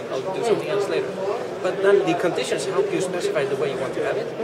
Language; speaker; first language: English; non-native, fluent; Icelandic